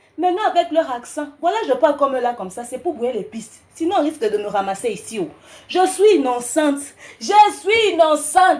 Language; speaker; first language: French; non-native, local second language; Lingala